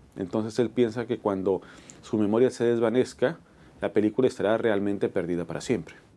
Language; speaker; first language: Spanish; native; Spanish